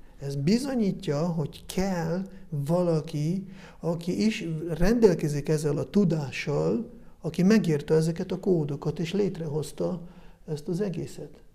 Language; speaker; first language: Hungarian; early bilingual, heritage; Hungarian